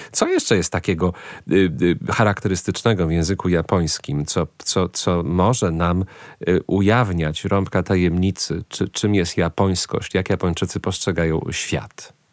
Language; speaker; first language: Polish; native; Polish